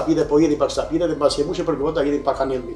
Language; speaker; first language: Albanian; native; Albanian